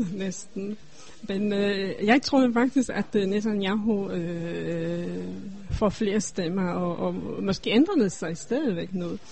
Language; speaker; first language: Danish; non-native, fluent; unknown